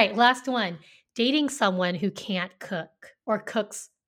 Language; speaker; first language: English; early bilingual, other home language; Vietnamese